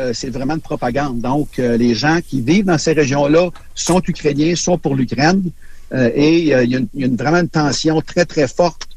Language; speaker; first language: French; native; French